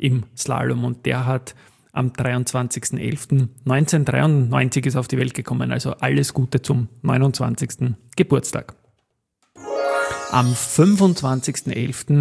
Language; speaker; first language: German; native; German